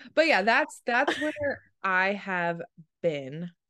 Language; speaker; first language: English; native; English